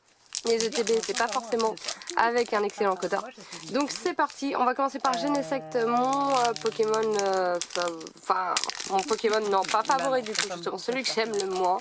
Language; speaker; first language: French; native; French